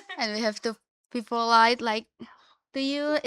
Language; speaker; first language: English; non-native, learner; Indonesian